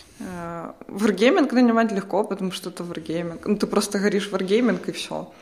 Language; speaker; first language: Russian; native; Russian